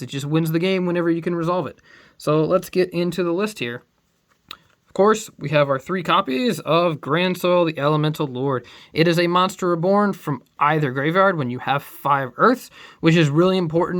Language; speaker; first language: English; native; English